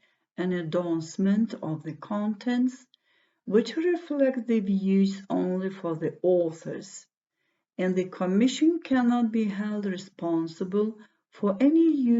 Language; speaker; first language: English; non-native, fluent; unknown